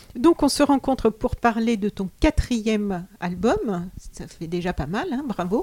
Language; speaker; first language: French; native; French